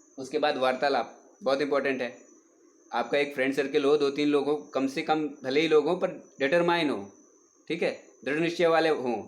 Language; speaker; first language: Hindi; native; Hindi